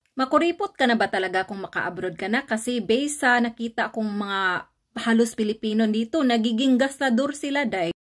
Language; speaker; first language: Filipino; non-native, local second language; Cebuano